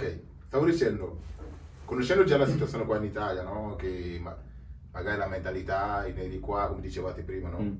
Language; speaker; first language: Italian; native; Italian